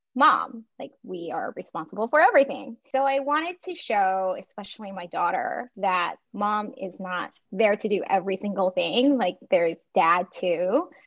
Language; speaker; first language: English; non-native, fluent; Chinese